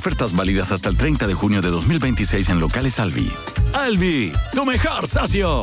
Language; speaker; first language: Spanish; native; Spanish